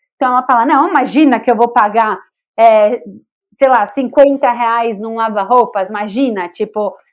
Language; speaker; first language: Portuguese; native; Portuguese